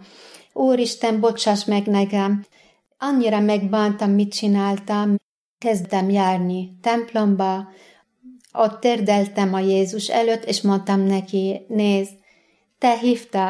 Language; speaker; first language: Hungarian; non-native, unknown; Arabic